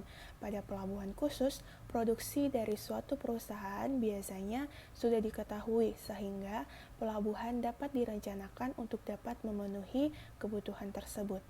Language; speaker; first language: Indonesian; native; Indonesian